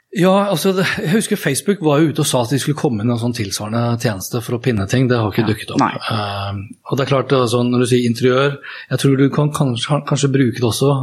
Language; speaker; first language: Norwegian; native; Norwegian